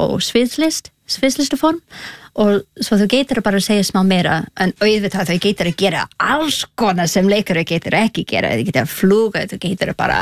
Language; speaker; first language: Icelandic; non-native, learner; Spanish